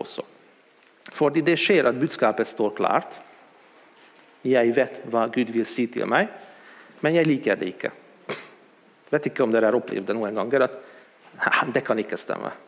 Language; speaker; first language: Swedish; non-native, fluent; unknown